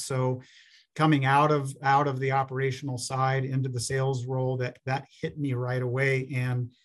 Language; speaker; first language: English; native; English